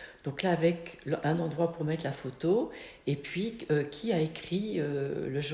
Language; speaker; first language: French; native; French